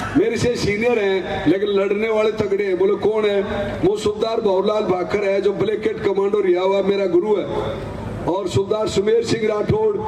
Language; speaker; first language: Hindi; native; Hindi